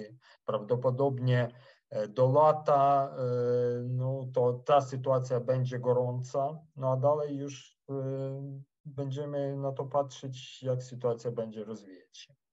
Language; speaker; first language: Polish; non-native, fluent; Ukrainian